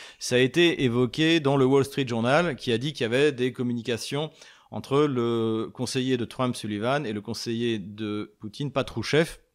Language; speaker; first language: French; native; French